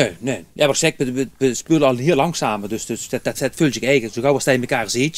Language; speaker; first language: Dutch; native; Dutch